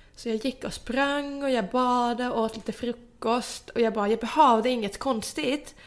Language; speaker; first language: Swedish; non-native, local second language; Finnish